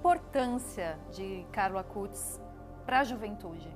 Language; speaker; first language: Portuguese; native; Portuguese